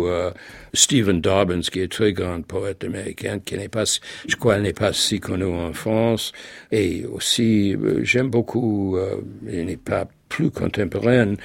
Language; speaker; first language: French; non-native, fluent; English